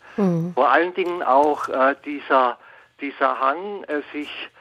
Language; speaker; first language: German; non-native, fluent; Spanish